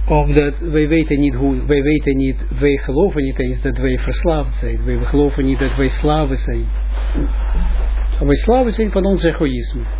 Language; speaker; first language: Dutch; non-native, fluent; Russian